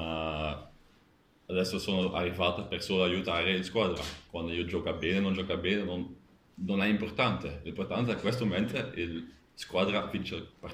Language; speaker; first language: Italian; non-native, learner; Dutch